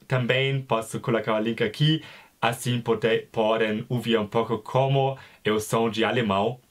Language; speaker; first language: Portuguese; non-native, fluent; German